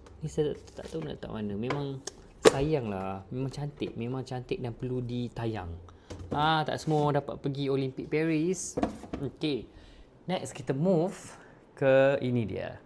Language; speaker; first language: Malay; native; Malay